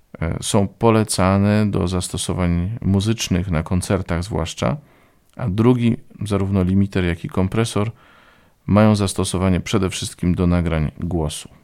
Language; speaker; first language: Polish; native; Polish